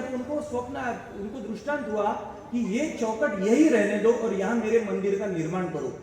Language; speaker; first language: Hindi; non-native, local second language; Marathi